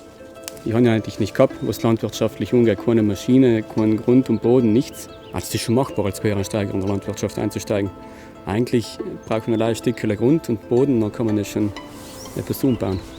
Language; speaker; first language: German; native; German